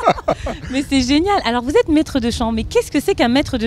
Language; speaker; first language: French; native; French